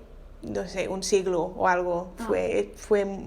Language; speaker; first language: Spanish; non-native, learner; English